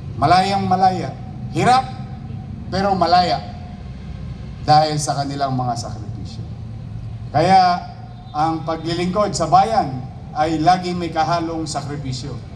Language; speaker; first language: Filipino; native; Filipino